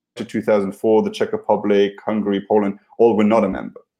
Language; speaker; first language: English; non-native, fluent; Luxembourgish